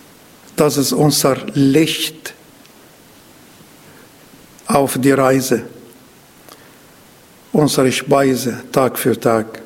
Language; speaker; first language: German; non-native, learner; Arabic